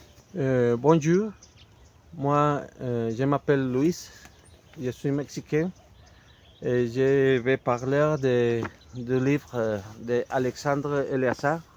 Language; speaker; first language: French; non-native, fluent; Spanish